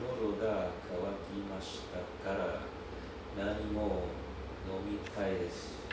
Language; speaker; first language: Japanese; non-native, learner; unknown